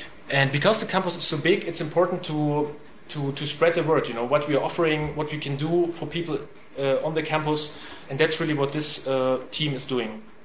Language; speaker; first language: English; non-native, fluent; German